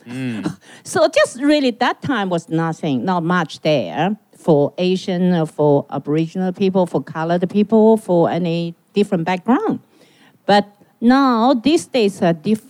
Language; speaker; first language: English; non-native, learner; Chinese